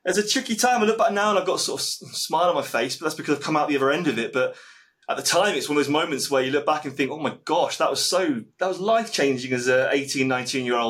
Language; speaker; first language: English; native; English